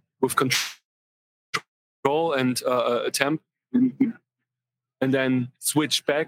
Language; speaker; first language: English; non-native, fluent; German